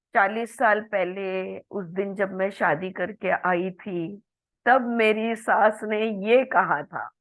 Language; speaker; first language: Hindi; non-native, local second language; Marathi